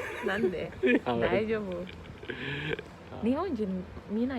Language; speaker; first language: Japanese; non-native, learner; Indonesian